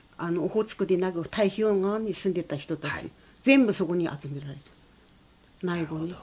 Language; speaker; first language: Japanese; native; Japanese